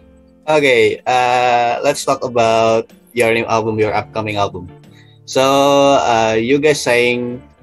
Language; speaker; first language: English; non-native, fluent; Indonesian